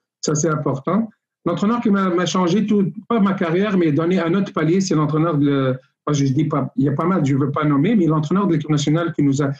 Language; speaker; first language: French; non-native, local second language; Arabic